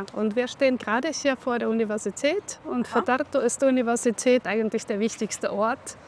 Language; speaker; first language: German; non-native, fluent; Estonian